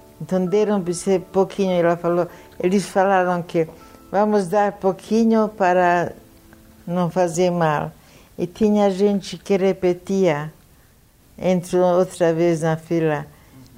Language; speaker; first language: Portuguese; non-native, fluent; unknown